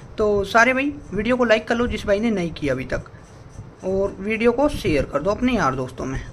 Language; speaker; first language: Hindi; native; Hindi